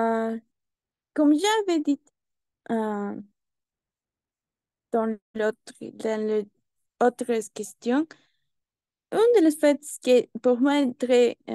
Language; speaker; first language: French; non-native, learner; Spanish